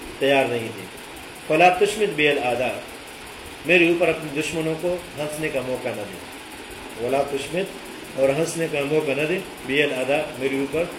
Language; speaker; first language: Urdu; native; Urdu